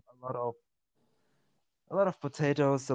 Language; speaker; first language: English; non-native, fluent; German